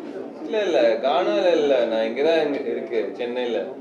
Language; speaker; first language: Tamil; non-native, learner; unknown